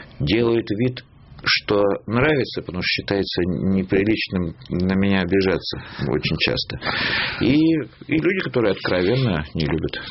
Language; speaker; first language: Russian; native; Russian